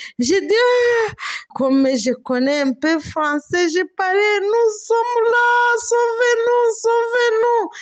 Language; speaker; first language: French; non-native, local second language; Swahili